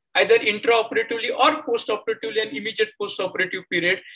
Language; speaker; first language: English; non-native, local second language; Marathi